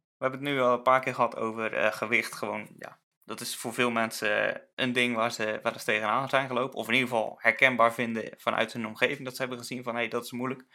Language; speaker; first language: Dutch; native; Dutch